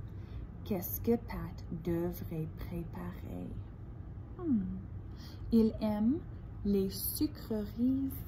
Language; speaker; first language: French; non-native, fluent; English